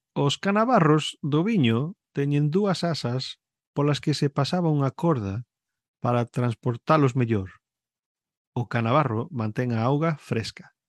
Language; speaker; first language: Galician; early bilingual, heritage; Galician